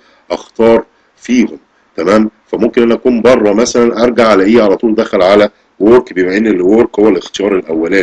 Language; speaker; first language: Arabic; native; Arabic